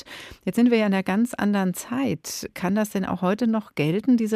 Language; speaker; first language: German; native; German